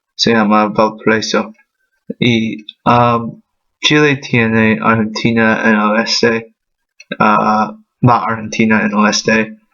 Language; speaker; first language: Spanish; non-native, learner; English